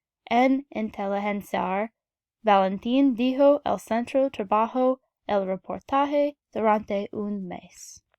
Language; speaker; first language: Spanish; non-native, learner; English